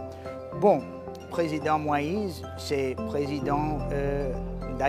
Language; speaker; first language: Haitian Creole; non-native, fluent; English